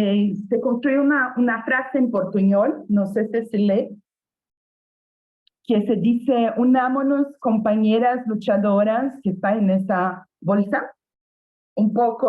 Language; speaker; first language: Spanish; non-native, fluent; Portuguese